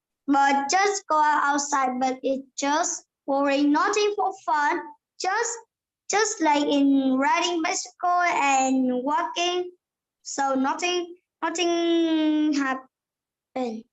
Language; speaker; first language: English; non-native, learner; Vietnamese